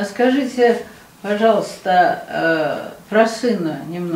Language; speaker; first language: Russian; native; Russian